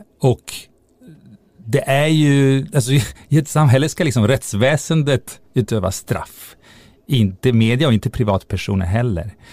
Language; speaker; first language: Swedish; non-native, fluent; Italian